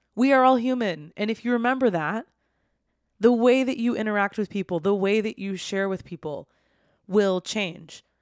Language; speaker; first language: English; native; English